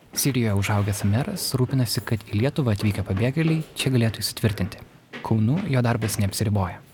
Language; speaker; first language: Lithuanian; native; Lithuanian